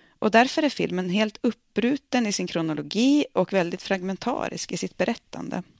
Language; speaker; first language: Swedish; native; Swedish